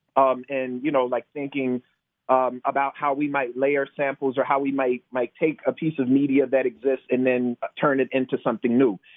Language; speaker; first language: English; native; English